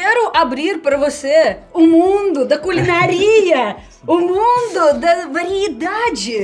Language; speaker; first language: Portuguese; non-native, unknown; Russian